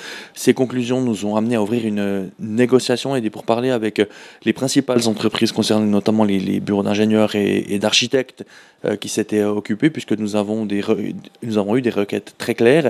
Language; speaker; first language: French; native; French